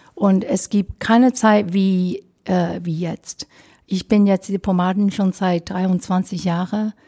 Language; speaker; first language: German; non-native, fluent; Chinese